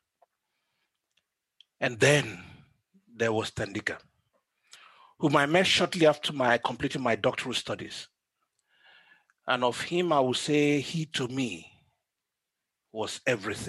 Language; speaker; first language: English; non-native, local second language; Yoruba